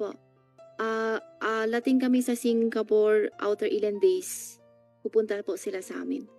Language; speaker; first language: Filipino; non-native, learner; Chinese